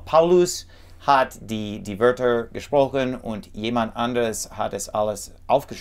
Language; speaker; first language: German; non-native, fluent; English